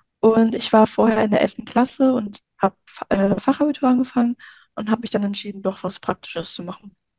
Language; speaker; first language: German; native; German